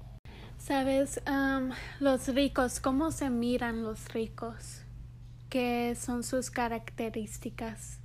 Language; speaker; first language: Spanish; early bilingual, heritage; English